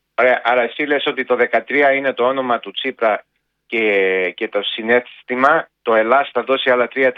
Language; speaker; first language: Greek; non-native, fluent; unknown